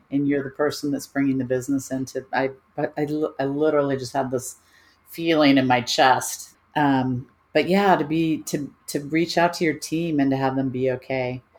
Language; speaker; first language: English; native; English